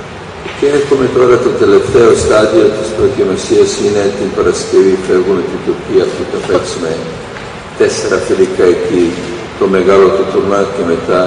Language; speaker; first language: Greek; non-native, fluent; Serbian